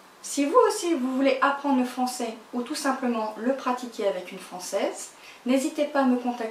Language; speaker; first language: French; native; French